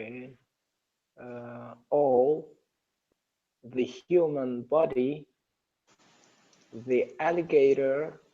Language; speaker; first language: English; non-native, learner; Persian